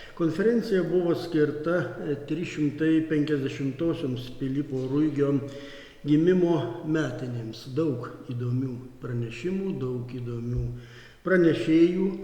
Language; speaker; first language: Lithuanian; native; Lithuanian